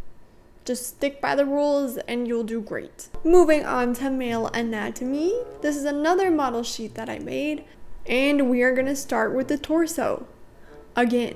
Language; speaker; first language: English; native; English